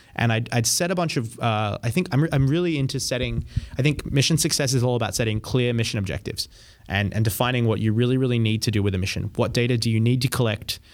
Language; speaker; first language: English; native; English